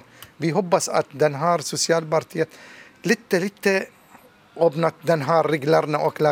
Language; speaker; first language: Swedish; non-native, learner; Arabic